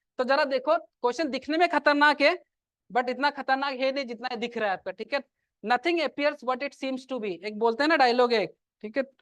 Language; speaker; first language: Hindi; non-native, local second language; Assamese